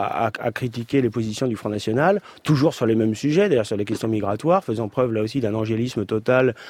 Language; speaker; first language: French; native; French